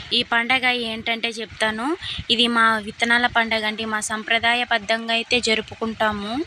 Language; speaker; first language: Telugu; non-native, local second language; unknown